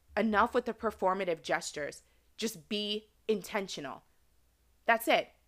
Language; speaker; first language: English; native; English